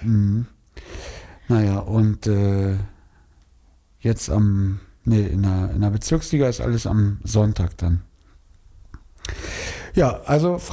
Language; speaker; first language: German; native; German